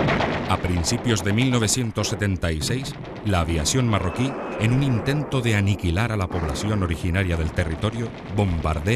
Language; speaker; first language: Spanish; native; Spanish